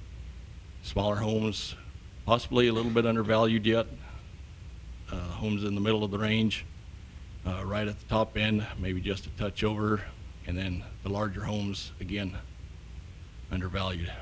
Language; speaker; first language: English; native; English